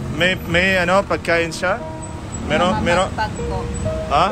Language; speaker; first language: Filipino; non-native, learner; Arabic